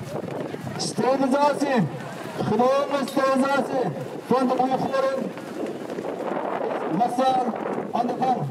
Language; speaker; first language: Dutch; non-native, fluent; Uyghur